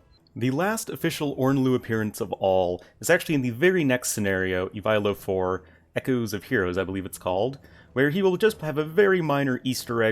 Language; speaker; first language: English; native; English